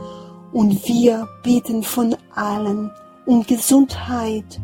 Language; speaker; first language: German; non-native, fluent; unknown